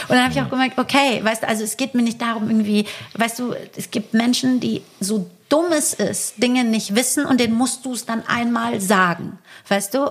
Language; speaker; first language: German; early bilingual, other home language; Persian